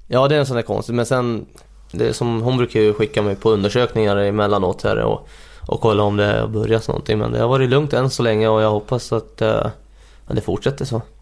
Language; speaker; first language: Swedish; early bilingual, other home language; Hungarian